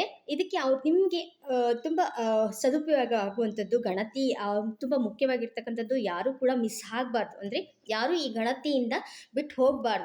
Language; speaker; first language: Kannada; native; Kannada